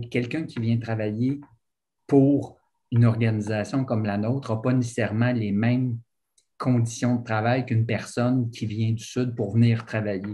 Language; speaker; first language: French; native; French